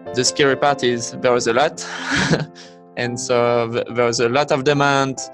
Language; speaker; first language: English; non-native, fluent; French